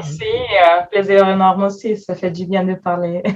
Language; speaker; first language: French; non-native, fluent; Portuguese